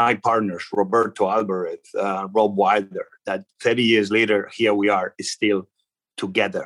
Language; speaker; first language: English; non-native, fluent; Spanish